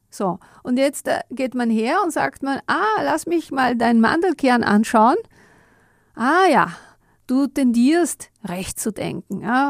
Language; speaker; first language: German; non-native, fluent; Italian